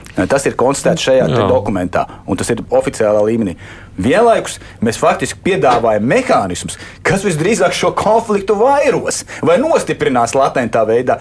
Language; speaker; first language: Latvian; native; Latvian